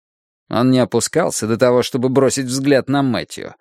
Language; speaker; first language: Russian; native; Russian